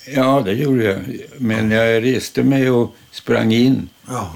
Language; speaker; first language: Swedish; early bilingual, other home language; German